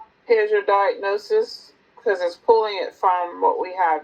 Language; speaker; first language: English; native; English